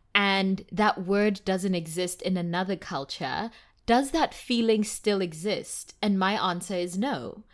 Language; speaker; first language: English; non-native, local second language; Tswana